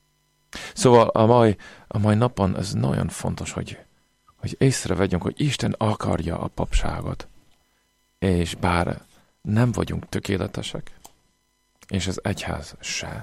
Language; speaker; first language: Hungarian; non-native, fluent; English